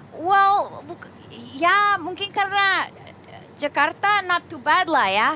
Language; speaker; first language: Malay; non-native, fluent; English